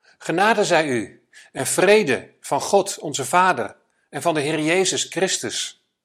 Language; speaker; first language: Dutch; native; Dutch